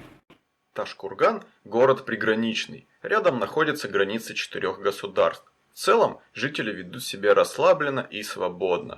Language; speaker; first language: Russian; native; Russian